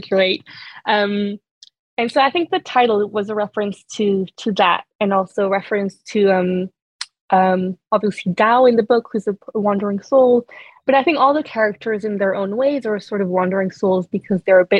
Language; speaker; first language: English; non-native, fluent; French